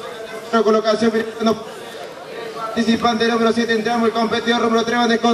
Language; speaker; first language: Spanish; native; Spanish